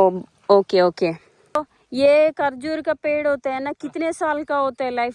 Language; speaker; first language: Hindi; non-native, local second language; Telugu